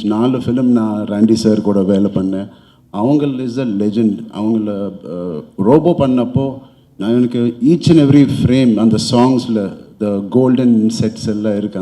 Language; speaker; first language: Tamil; non-native, learner; Telugu